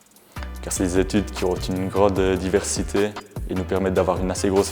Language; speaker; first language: French; native; French